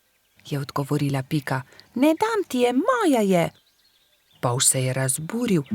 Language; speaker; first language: Slovenian; native; Slovenian